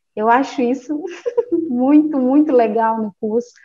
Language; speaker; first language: Portuguese; native; Portuguese